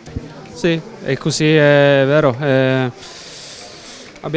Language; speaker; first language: Italian; non-native, learner; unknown